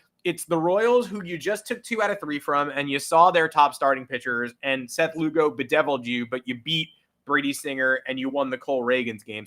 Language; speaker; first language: English; native; English